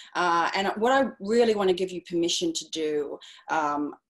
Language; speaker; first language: English; native; English